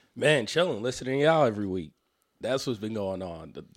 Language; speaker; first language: English; early bilingual, other home language; Spanish